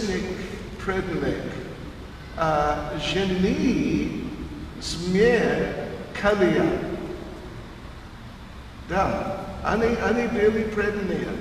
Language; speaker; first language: Russian; non-native, learner; English